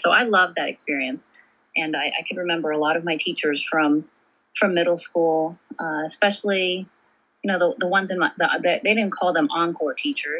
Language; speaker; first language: English; native; English